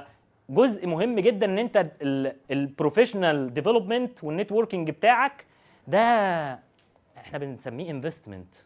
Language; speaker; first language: Arabic; native; Arabic